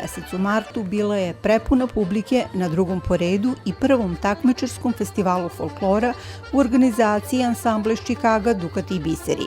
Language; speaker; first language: Serbian; native; Serbian